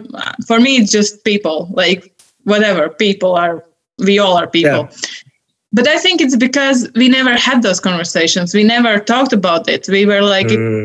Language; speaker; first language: English; non-native, fluent; Latvian